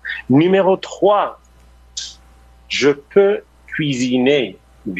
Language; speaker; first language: French; non-native, fluent; English